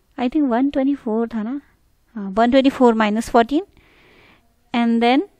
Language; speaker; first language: Hindi; native; Hindi